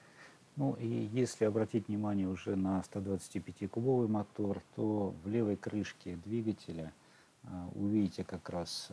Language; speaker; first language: Russian; native; Russian